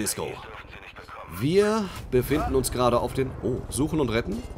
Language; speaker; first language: German; native; German